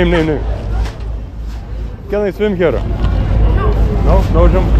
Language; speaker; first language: English; non-native, learner; Lithuanian